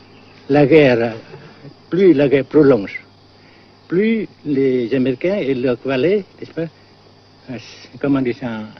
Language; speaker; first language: French; non-native, fluent; Vietnamese